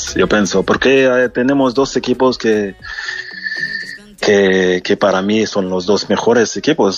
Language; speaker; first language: Spanish; non-native, fluent; French